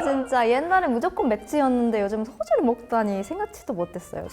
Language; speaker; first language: Korean; non-native, fluent; Japanese